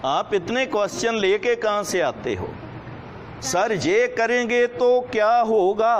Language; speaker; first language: Hindi; non-native, local second language; Punjabi